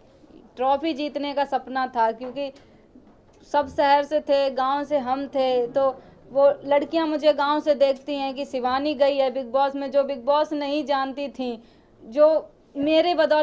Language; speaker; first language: Hindi; native; Hindi